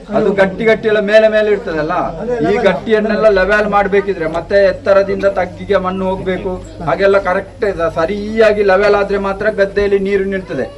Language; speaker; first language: Kannada; non-native, local second language; Tulu